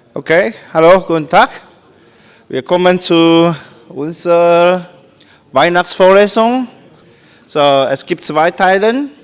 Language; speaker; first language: German; non-native, learner; Chinese